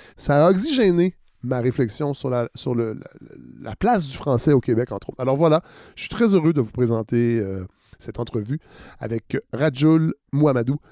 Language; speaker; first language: French; native; French